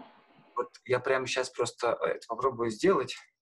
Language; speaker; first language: Russian; native; Russian